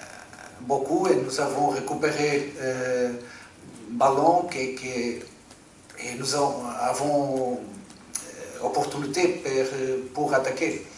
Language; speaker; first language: French; non-native, fluent; Portuguese